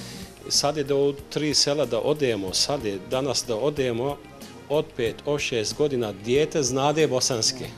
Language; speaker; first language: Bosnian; early bilingual, heritage; Bosnian